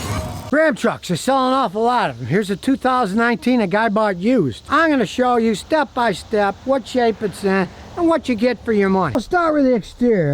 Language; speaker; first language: English; native; English